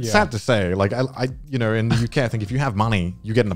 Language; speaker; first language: English; native; English